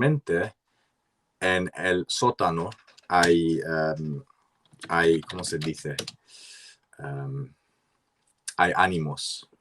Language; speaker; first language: Spanish; non-native, learner; English